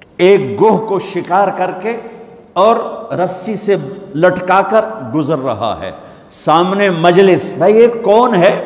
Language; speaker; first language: Urdu; non-native, local second language; Punjabi